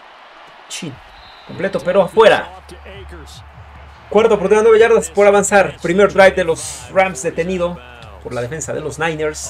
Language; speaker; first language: Spanish; native; Spanish